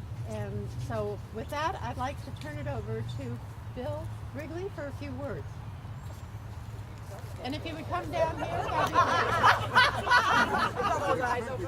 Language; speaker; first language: English; native; English